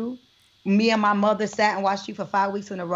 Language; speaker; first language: English; native; English